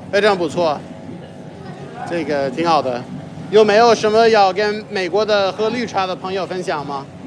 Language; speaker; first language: Chinese; non-native, fluent; English